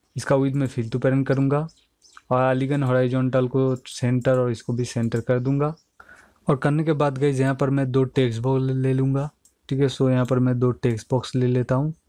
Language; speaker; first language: Hindi; native; Hindi